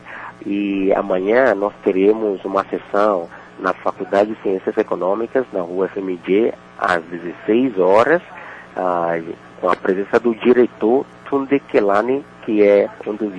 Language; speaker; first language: Portuguese; non-native, fluent; Yoruba